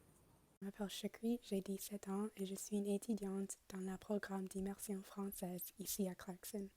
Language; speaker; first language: French; non-native, local second language; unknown